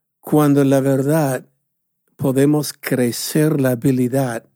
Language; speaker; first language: Spanish; non-native, fluent; English